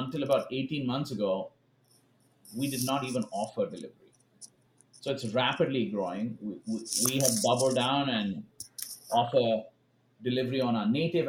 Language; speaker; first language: English; non-native, local second language; Hindi